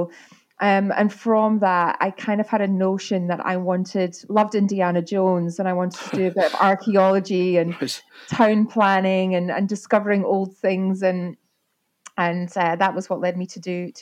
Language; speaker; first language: English; native; English